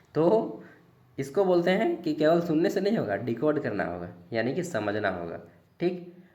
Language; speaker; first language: Hindi; native; Hindi